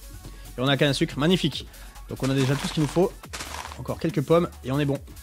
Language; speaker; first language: French; native; French